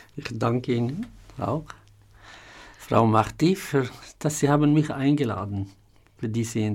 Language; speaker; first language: German; non-native, fluent; Arabic